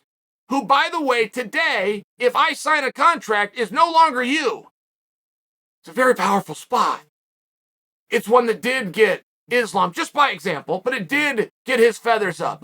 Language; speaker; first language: English; native; English